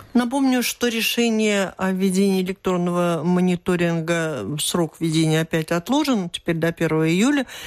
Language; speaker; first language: Russian; native; Russian